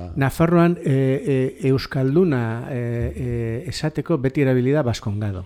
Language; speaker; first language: Basque; native; Basque